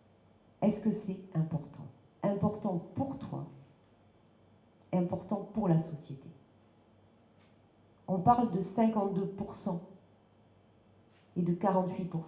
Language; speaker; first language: French; native; French